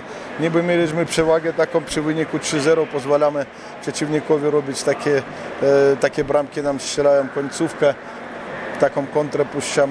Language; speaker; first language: Polish; non-native, fluent; Russian